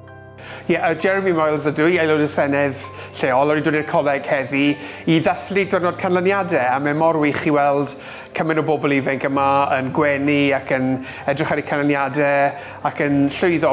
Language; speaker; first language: Welsh; native; Welsh